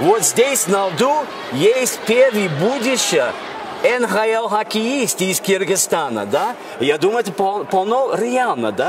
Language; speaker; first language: Russian; non-native, learner; English